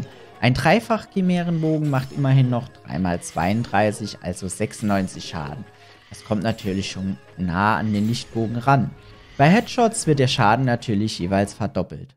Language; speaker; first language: German; native; German